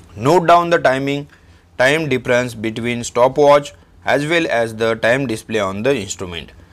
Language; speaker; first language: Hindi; non-native, local second language; Marathi